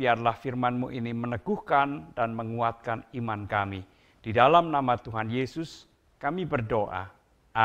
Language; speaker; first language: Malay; non-native, local second language; Indonesian